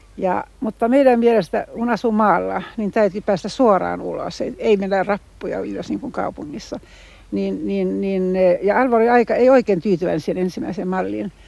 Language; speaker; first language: Finnish; non-native, local second language; Swedish